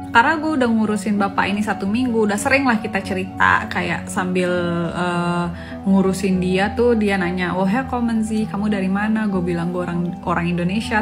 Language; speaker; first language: Indonesian; native; Indonesian